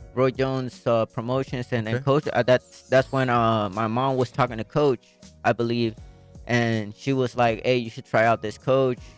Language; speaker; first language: English; early bilingual, other home language; Spanish